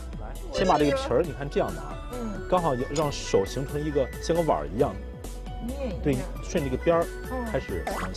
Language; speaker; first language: Chinese; native; Chinese